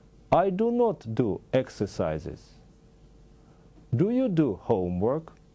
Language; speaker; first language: English; non-native, fluent; Russian